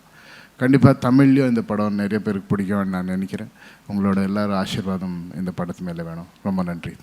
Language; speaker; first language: Tamil; non-native, local second language; Kannada